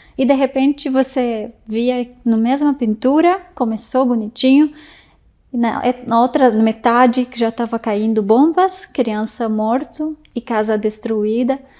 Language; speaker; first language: Portuguese; non-native, fluent; Arabic